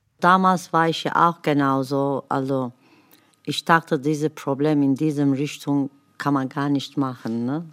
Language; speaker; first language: German; non-native, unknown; Kurdish